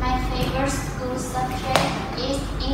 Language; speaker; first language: English; non-native, learner; Vietnamese